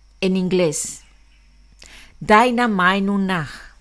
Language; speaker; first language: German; non-native, fluent; Spanish